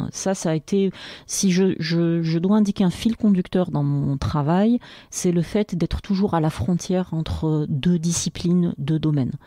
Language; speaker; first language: French; non-native, local second language; Arabic